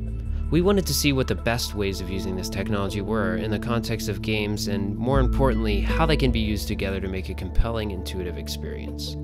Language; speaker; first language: English; native; English